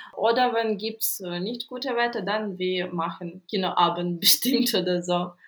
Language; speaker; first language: German; non-native, learner; Ukrainian